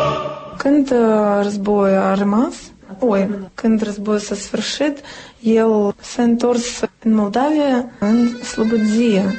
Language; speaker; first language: Romanian; non-native, local second language; Russian